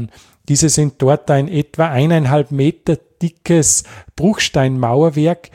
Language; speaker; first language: German; native; German